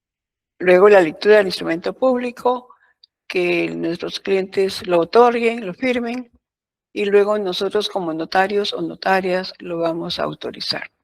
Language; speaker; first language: Spanish; native; Spanish